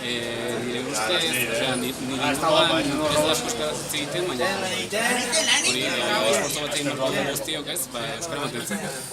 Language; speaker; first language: Basque; non-native, local second language; Spanish